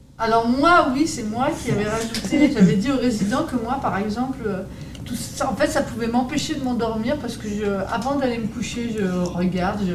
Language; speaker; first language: French; native; French